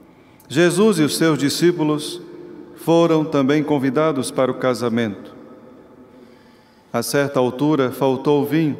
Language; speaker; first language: Portuguese; native; Portuguese